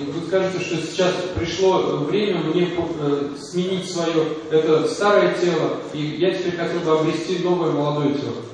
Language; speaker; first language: Russian; native; Russian